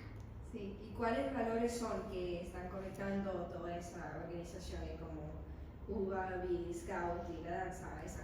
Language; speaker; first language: Spanish; non-native, learner; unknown